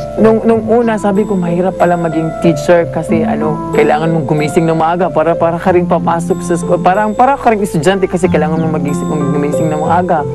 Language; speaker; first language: Filipino; non-native, local second language; Cebuano